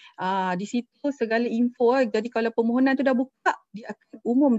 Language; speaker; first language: Malay; native; Malay